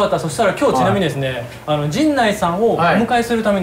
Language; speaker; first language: Japanese; native; Japanese